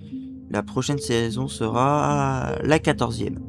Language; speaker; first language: French; native; French